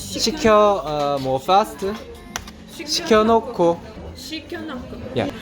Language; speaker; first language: English; non-native, learner; Korean